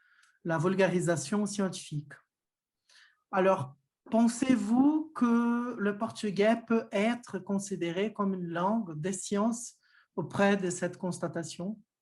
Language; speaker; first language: French; non-native, fluent; Portuguese